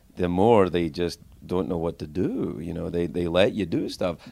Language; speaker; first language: English; native; English